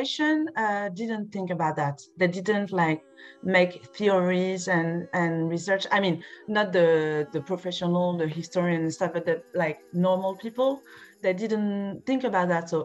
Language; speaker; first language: English; non-native, fluent; French